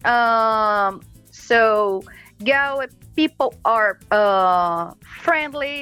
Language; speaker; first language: English; non-native, learner; Portuguese